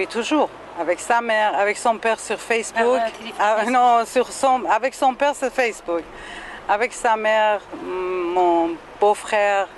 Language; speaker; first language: French; non-native, learner; Persian